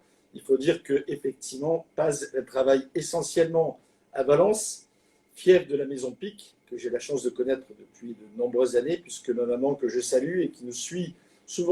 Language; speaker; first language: French; native; French